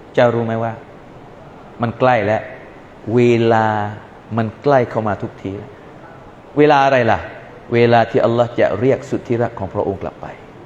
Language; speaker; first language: Thai; non-native, local second language; Malay